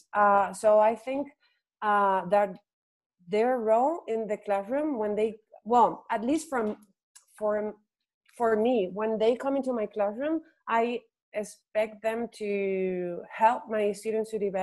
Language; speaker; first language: English; non-native, fluent; Spanish